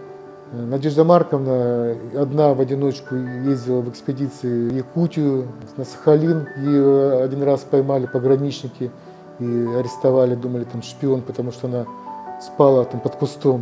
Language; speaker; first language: Russian; native; Russian